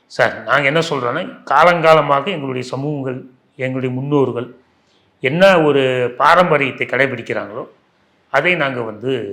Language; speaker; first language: Tamil; non-native, local second language; Telugu